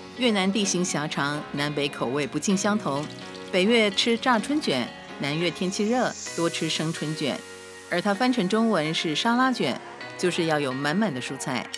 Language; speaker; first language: Chinese; native; Chinese